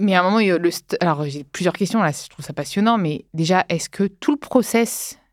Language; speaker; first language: French; native; French